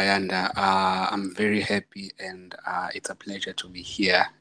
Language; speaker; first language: English; non-native, local second language; Zulu